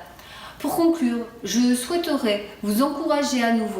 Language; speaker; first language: French; native; French